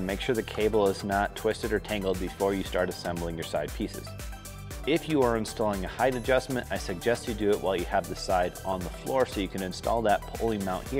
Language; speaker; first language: English; native; English